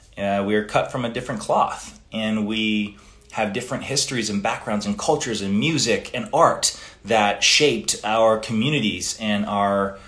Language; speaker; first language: English; early bilingual, other home language; Italian